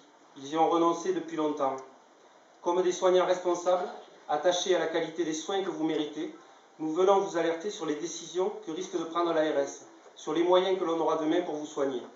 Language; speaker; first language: French; native; French